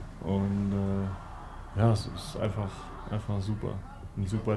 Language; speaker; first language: German; native; German